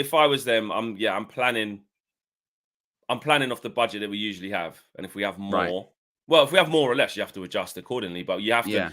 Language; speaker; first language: English; native; English